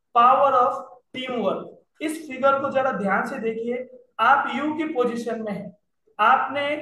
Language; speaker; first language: Hindi; non-native, local second language; Nepali